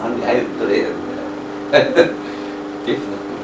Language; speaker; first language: English; non-native, learner; Indonesian